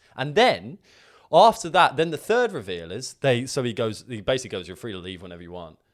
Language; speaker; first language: English; native; English